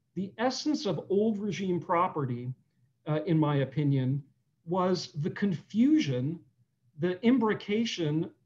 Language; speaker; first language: English; native; English